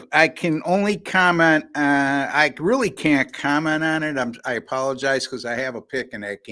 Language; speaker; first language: English; native; English